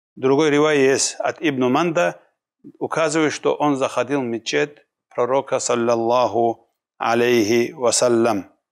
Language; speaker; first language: Russian; non-native, local second language; Kumyk